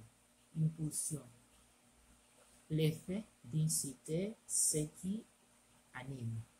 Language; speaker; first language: French; non-native, learner; Spanish